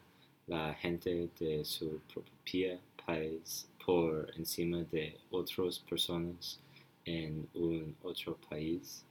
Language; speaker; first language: Spanish; non-native, learner; English